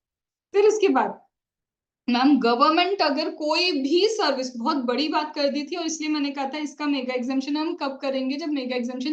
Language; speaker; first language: Hindi; native; Hindi